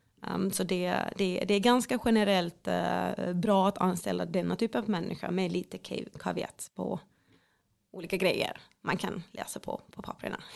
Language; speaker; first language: Swedish; non-native, fluent; Finnish